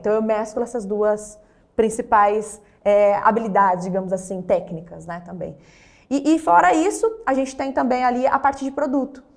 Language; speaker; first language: Portuguese; native; Portuguese